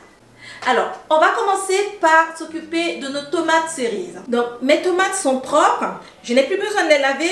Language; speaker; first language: French; native; French